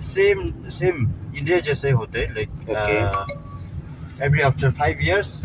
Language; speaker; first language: Hindi; non-native, fluent; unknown